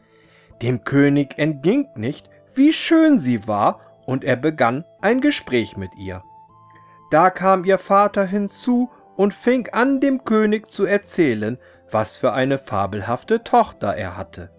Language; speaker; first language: German; native; German